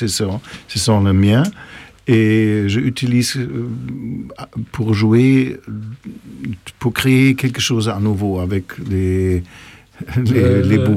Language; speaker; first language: French; non-native, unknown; German